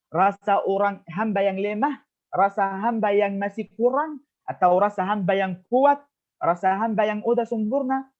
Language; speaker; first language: Indonesian; non-native, fluent; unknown